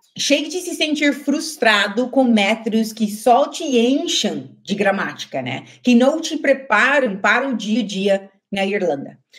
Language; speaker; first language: Portuguese; native; Portuguese